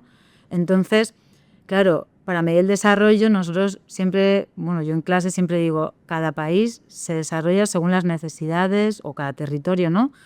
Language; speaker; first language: Spanish; native; Spanish